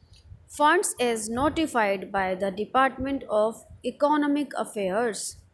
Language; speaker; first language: English; non-native, local second language; Hindi